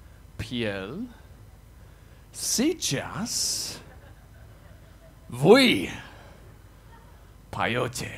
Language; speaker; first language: Russian; non-native, learner; English